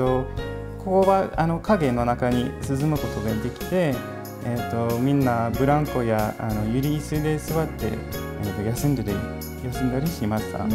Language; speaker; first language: Japanese; non-native, fluent; English